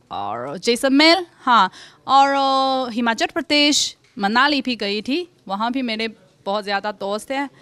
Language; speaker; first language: Hindi; non-native, fluent; Chinese